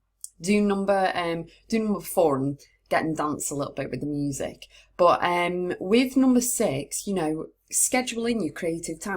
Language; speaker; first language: English; native; English